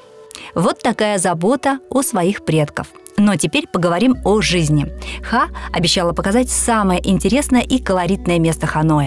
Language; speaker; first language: Russian; native; Russian